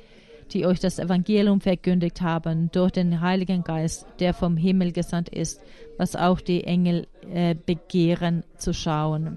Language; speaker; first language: German; non-native, fluent; Finnish